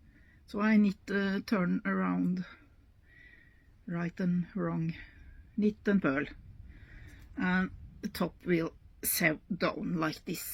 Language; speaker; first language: English; non-native, learner; Norwegian